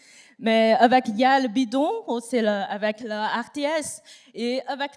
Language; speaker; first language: French; non-native, learner; Chinese